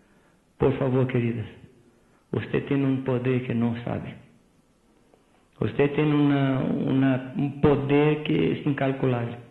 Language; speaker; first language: Spanish; non-native, fluent; Portuguese